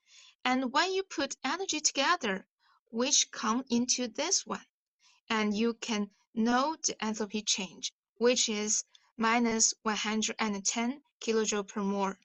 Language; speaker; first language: English; non-native, fluent; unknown